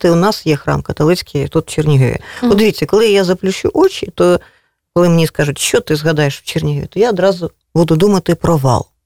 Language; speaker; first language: Ukrainian; native; Ukrainian